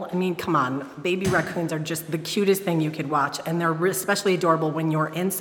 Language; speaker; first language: English; native; English